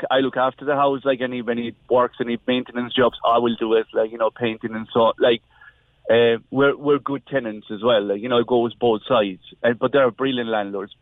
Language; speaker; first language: English; non-native, fluent; Spanish